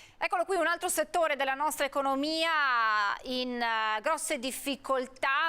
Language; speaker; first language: Italian; native; Italian